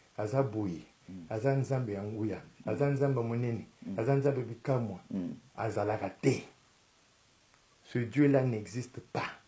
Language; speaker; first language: Lingala; native; Lingala